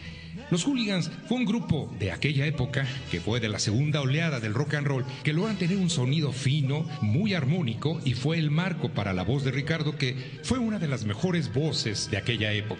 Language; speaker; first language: Spanish; native; Spanish